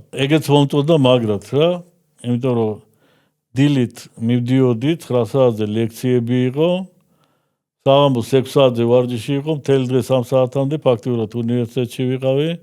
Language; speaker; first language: Georgian; non-native, local second language; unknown